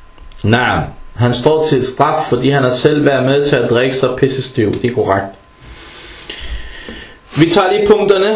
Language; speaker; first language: Danish; early bilingual, other home language; Arabic